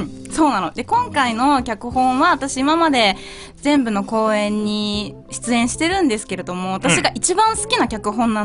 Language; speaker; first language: Japanese; native; Japanese